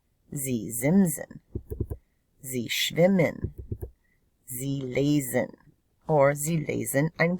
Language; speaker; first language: German; non-native, fluent; English